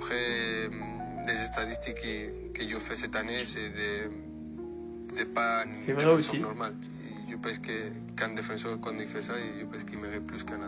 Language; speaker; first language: French; non-native, fluent; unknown